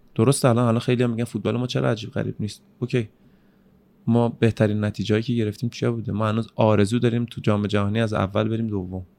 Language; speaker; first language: Persian; native; Persian